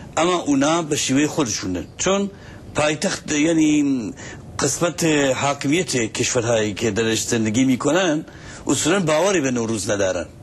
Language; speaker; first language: Persian; non-native, local second language; Central Kurdish